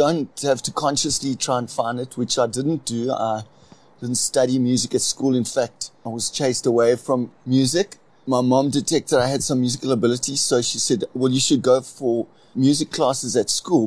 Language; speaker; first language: English; native; English